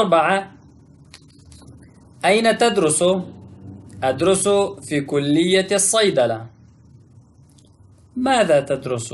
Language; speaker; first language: Arabic; non-native, fluent; Pashto